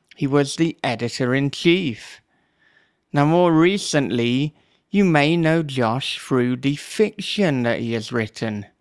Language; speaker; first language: English; native; English